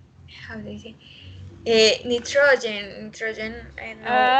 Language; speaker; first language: English; non-native, learner; Spanish